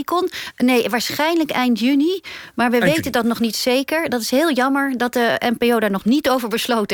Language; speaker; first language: Dutch; native; Dutch